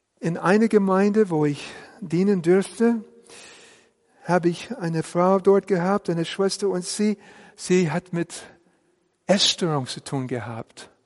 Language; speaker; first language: German; non-native, fluent; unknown